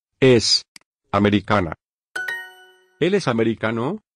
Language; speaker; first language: Spanish; non-native, learner; Vietnamese